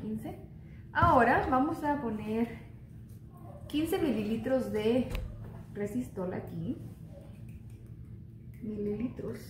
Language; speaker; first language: Spanish; native; Spanish